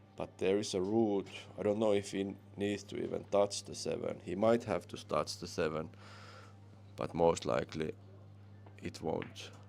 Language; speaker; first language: English; non-native, fluent; Finnish